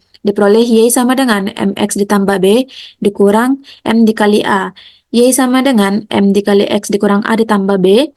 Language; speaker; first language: Indonesian; native; Indonesian